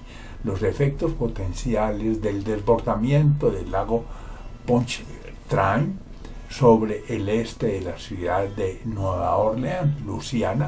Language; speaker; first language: Spanish; native; Spanish